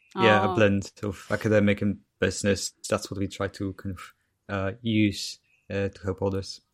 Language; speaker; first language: English; non-native, fluent; Polish